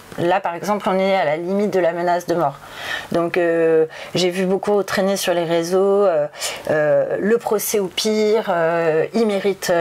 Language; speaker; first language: French; native; French